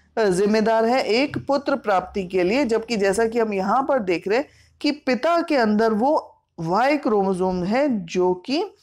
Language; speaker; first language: Hindi; native; Hindi